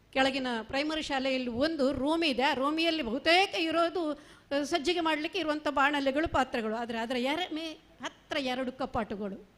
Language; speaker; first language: Kannada; non-native, local second language; Marathi